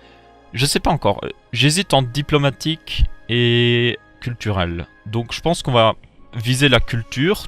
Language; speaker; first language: French; native; French